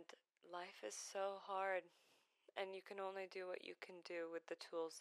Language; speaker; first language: English; non-native, fluent; Arabic